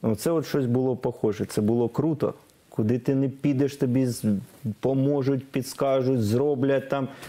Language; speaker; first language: Ukrainian; non-native, local second language; Russian